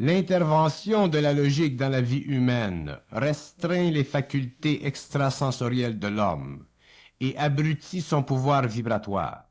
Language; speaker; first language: French; native; French